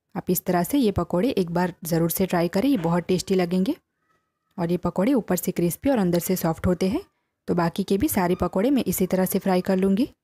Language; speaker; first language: Hindi; non-native, local second language; Gujarati